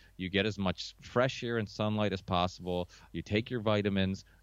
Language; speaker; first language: English; early bilingual, other home language; Portuguese